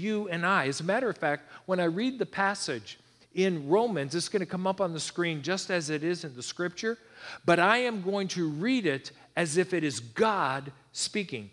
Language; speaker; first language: English; native; English